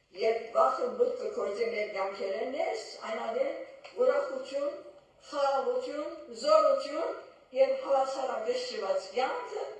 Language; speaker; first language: Armenian; early bilingual, heritage; Armenian